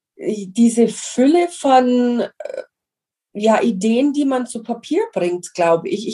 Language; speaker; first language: German; non-native, fluent; English